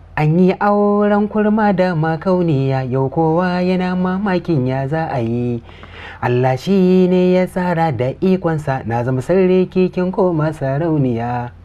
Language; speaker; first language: Hausa; native; Hausa